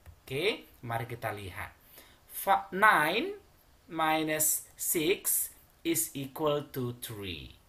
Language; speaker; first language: English; non-native, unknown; Indonesian